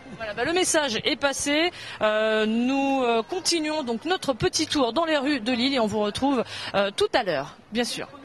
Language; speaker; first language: French; native; French